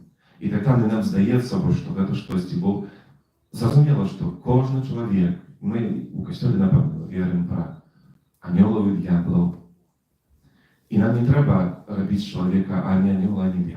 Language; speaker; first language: Polish; non-native, learner; Russian